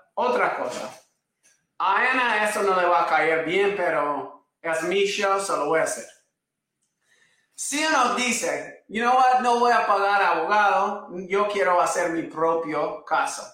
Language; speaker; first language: Spanish; non-native, fluent; English